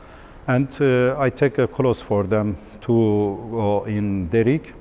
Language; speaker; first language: English; non-native, learner; Turkish